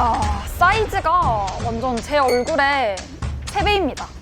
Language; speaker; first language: Korean; native; Korean